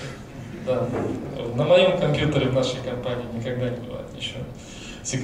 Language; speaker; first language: Russian; native; Russian